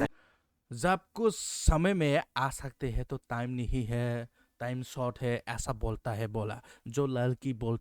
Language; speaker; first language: Hindi; non-native, local second language; Kok Borok